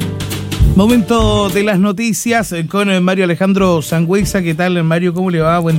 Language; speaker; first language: Spanish; native; Spanish